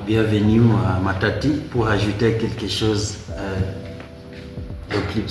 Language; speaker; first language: French; non-native, learner; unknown